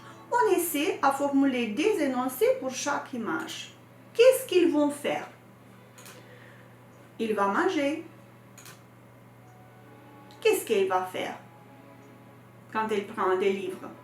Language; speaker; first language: French; non-native, fluent; Romanian